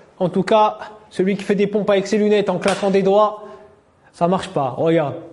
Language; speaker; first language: French; non-native, local second language; Arabic